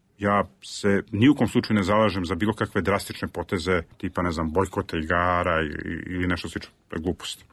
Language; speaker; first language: Serbian; native; Serbian